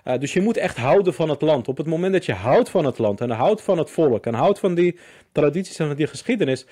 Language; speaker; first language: Dutch; early bilingual, other home language; Arabic